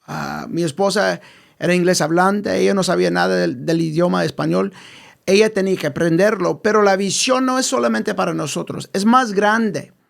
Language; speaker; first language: Spanish; early bilingual, heritage; English